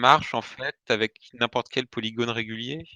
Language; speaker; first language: French; native; French